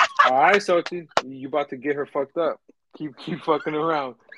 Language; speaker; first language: English; early bilingual, other home language; Spanish